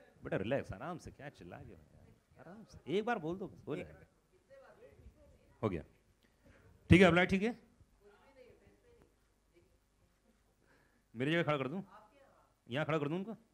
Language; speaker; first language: Hindi; native; Hindi